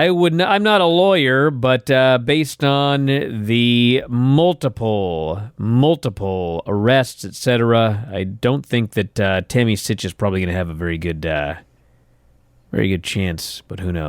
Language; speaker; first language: English; native; English